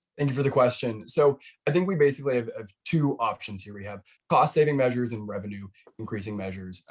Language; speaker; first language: English; native; English